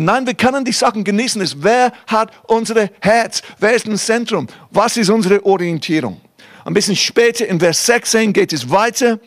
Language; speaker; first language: German; non-native, fluent; English